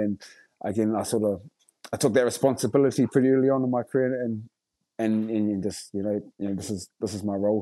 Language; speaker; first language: English; native; English